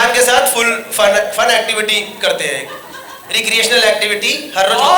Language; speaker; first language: Hindi; native; Hindi